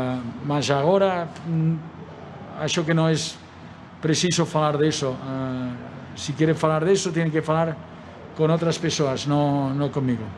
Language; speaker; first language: Portuguese; non-native, learner; Spanish